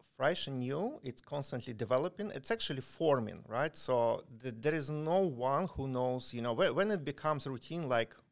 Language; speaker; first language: English; non-native, fluent; Ukrainian